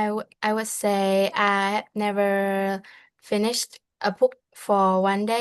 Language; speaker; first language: English; non-native, learner; Vietnamese